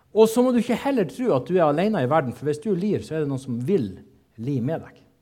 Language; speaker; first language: Norwegian; native; Norwegian